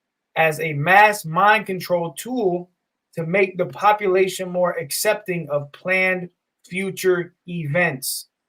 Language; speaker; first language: English; native; English